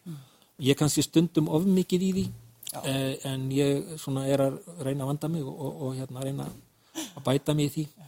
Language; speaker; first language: Icelandic; native; Icelandic